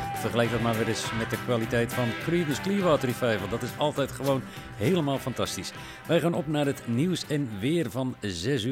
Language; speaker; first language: Dutch; native; Dutch